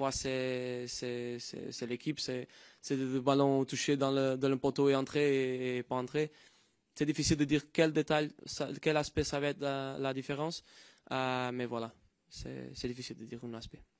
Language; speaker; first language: French; non-native, fluent; Portuguese